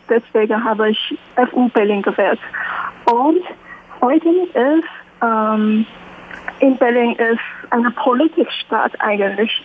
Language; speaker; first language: German; non-native, learner; Chinese